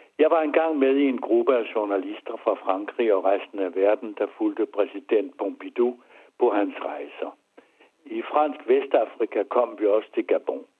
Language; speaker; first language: Danish; native; Danish